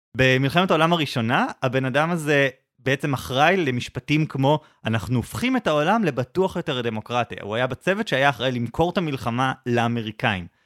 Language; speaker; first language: Hebrew; native; Hebrew